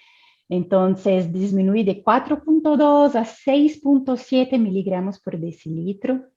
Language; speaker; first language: Spanish; non-native, fluent; Portuguese